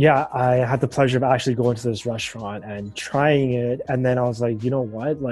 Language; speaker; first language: English; native; English